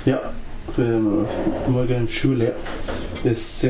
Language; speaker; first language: German; non-native, learner; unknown